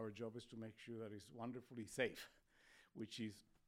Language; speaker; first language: English; non-native, fluent; Spanish